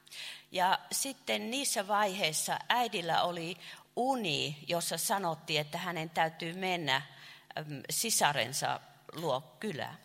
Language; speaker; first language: Finnish; non-native, fluent; Chinese